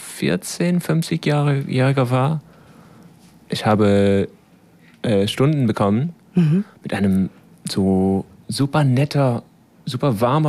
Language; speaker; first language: German; non-native, learner; English